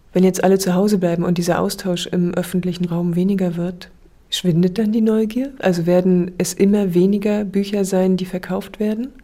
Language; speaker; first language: German; native; German